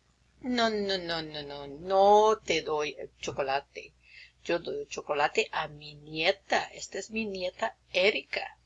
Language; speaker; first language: Spanish; non-native, fluent; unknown